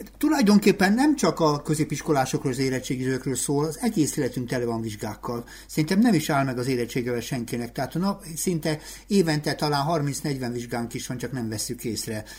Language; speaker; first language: Hungarian; native; Hungarian